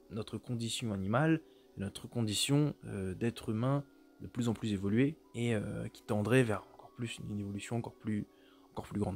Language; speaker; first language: French; native; French